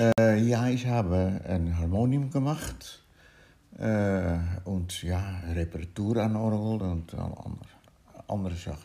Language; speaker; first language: German; non-native, learner; Dutch